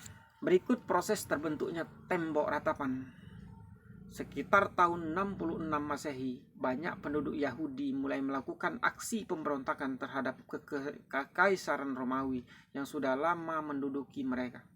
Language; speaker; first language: Indonesian; native; Indonesian